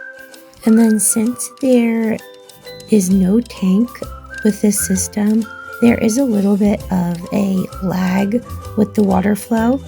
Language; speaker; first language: English; native; English